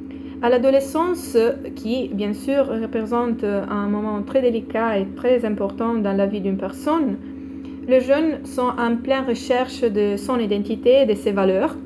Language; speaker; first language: French; non-native, fluent; Italian